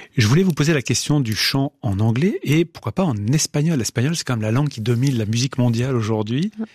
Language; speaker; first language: French; native; French